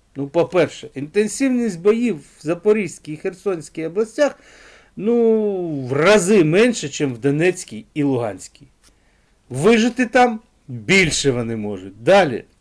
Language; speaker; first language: Ukrainian; non-native, local second language; Russian